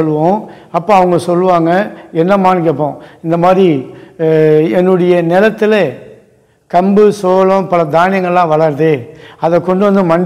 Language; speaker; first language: Tamil; native; Tamil